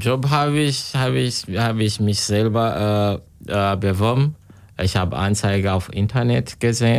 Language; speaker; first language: German; non-native, learner; Kinyarwanda